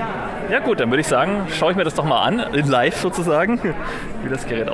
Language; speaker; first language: German; native; German